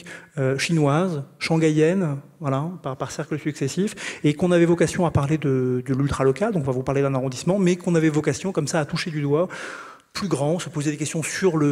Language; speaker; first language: French; native; French